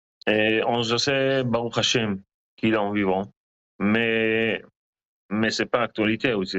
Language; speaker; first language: French; non-native, learner; Hebrew